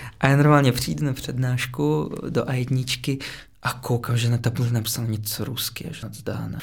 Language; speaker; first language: Czech; non-native, fluent; Russian